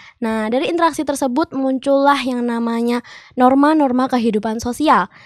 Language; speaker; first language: Indonesian; native; Indonesian